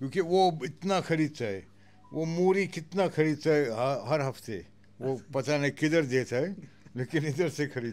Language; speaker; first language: Hindi; non-native, local second language; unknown